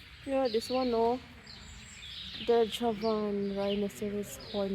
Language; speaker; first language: English; non-native, local second language; Filipino